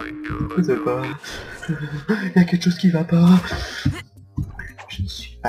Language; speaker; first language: French; native; French